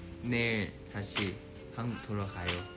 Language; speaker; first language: Korean; non-native, fluent; Thai